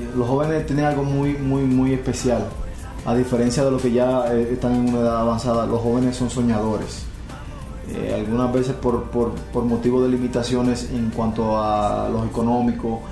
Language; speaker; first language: Spanish; native; Spanish